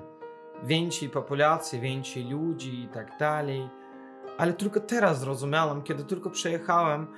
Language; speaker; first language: Polish; non-native, fluent; Azerbaijani